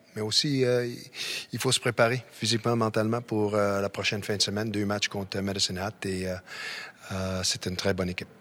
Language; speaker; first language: French; native; French